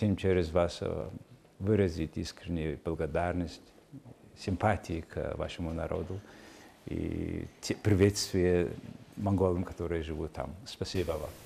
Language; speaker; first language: Russian; non-native, fluent; Mongolian